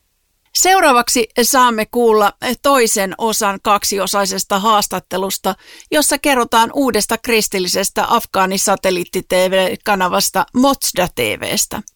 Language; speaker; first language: Finnish; native; Finnish